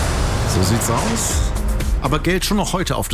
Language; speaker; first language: German; native; German